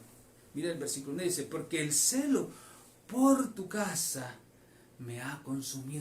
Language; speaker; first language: Spanish; native; Spanish